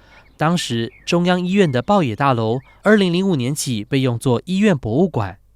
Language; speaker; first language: Chinese; native; Chinese